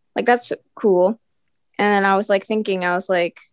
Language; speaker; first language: English; early bilingual, other home language; Filipino